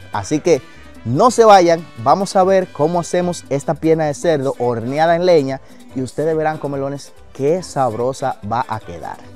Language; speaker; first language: Spanish; native; Spanish